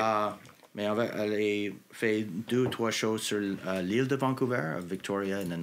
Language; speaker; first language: French; non-native, local second language; English